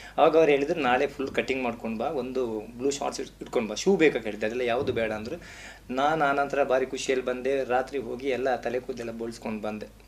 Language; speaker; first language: Kannada; non-native, local second language; Tulu